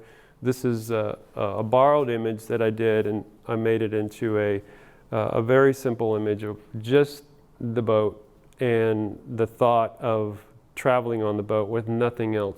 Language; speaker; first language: English; early bilingual, other home language; Spanish